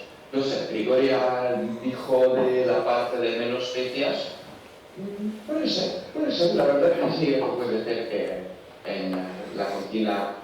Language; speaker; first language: Spanish; non-native, learner; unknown